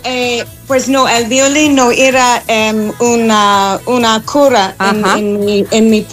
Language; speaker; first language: Spanish; non-native, fluent; English